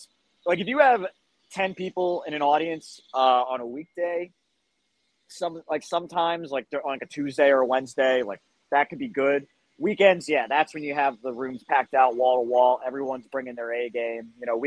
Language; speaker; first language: English; native; English